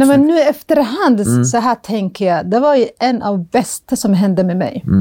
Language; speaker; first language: Swedish; non-native, fluent; Somali